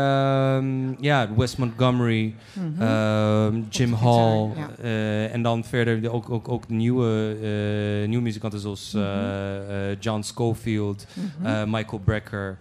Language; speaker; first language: Dutch; non-native, fluent; Polish